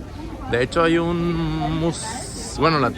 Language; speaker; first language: Spanish; native; Spanish